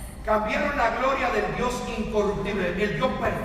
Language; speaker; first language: Spanish; native; Spanish